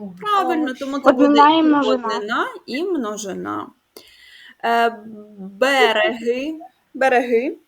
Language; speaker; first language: Ukrainian; native; Ukrainian